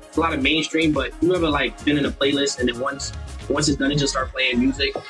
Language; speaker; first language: English; native; English